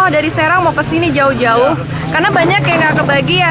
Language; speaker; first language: Indonesian; native; Indonesian